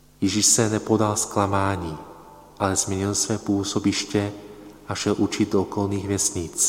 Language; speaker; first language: Czech; non-native, fluent; Polish